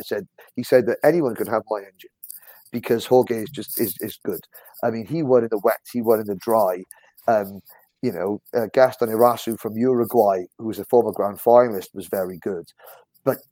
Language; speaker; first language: English; native; English